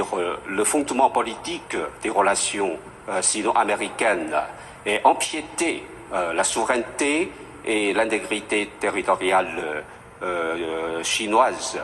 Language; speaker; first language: French; non-native, fluent; Chinese